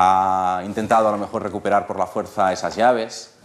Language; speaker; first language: Spanish; native; Spanish